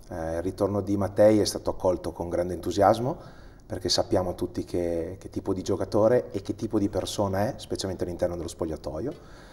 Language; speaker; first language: Italian; native; Italian